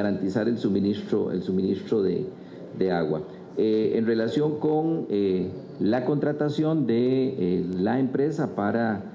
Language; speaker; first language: Spanish; native; Spanish